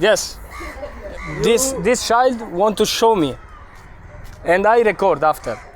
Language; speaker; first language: English; non-native, learner; Italian